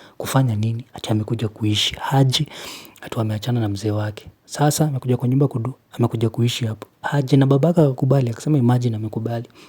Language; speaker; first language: Swahili; native; Swahili